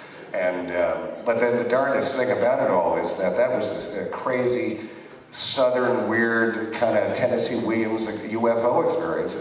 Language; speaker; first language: English; native; English